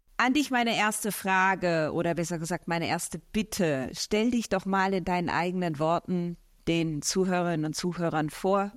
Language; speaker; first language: German; native; German